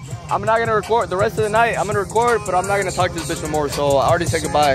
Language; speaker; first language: English; early bilingual, other home language; Spanish